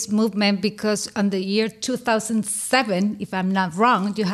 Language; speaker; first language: English; non-native, fluent; Spanish